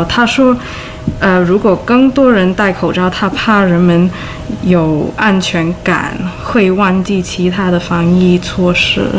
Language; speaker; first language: Chinese; non-native, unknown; English